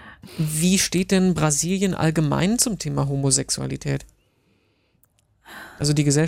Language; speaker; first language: German; native; German